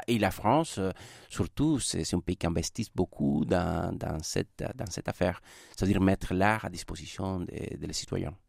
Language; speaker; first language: French; non-native, fluent; Spanish